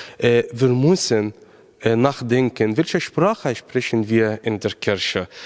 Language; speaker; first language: German; non-native, fluent; Arabic